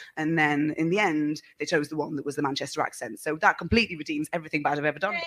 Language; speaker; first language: English; native; English